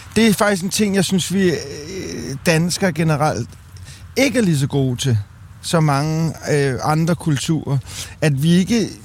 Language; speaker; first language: Danish; native; Danish